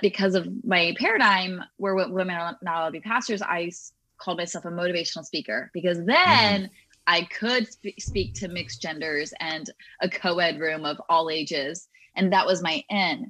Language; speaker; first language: English; native; English